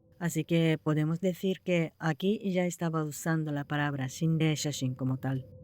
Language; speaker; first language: Spanish; non-native, fluent; Japanese